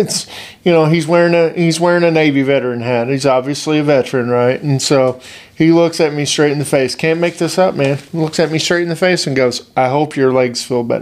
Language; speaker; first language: English; native; English